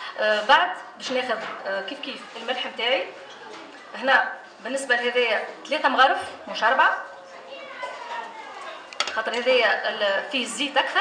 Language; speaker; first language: Arabic; native; Arabic